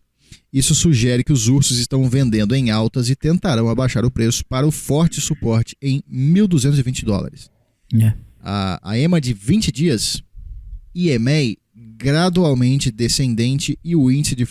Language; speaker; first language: Portuguese; native; Portuguese